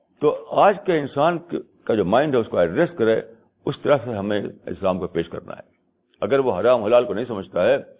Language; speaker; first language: Urdu; native; Urdu